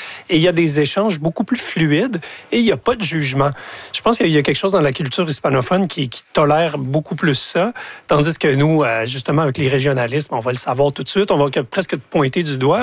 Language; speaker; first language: French; native; French